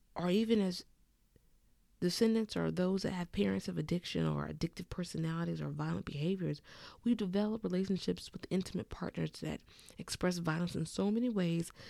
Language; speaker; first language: English; native; English